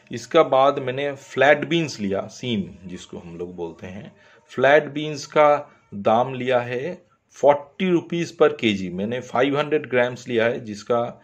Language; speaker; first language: Hindi; non-native, local second language; Bangla